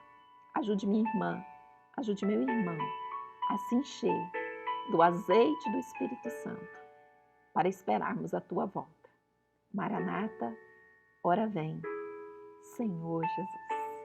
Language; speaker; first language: Portuguese; native; Portuguese